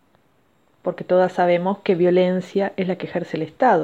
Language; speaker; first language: Spanish; native; Spanish